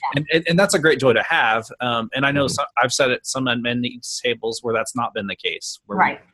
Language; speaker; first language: English; native; English